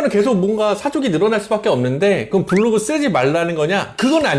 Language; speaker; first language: Korean; native; Korean